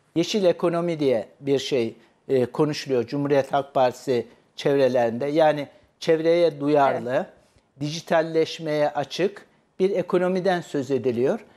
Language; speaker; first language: Turkish; native; Turkish